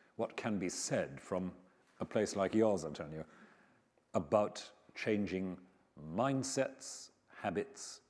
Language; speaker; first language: English; native; English